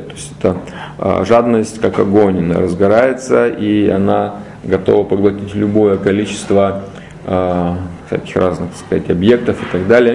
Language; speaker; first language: Russian; native; Russian